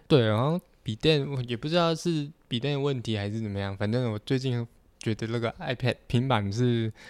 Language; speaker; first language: Chinese; non-native, local second language; Cantonese